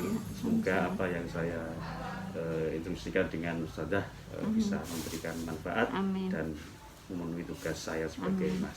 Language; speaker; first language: Indonesian; native; Indonesian